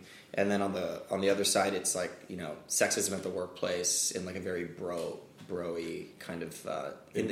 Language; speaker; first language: English; native; English